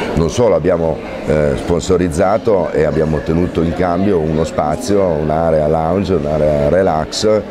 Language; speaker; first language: Italian; native; Italian